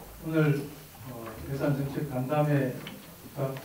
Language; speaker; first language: Korean; native; Korean